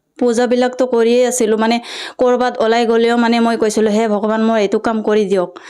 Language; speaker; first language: Assamese; non-native, local second language; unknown